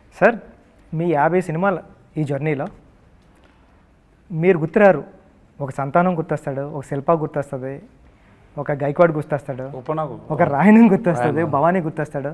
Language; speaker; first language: Telugu; native; Telugu